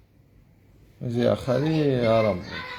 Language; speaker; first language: Georgian; non-native, learner; German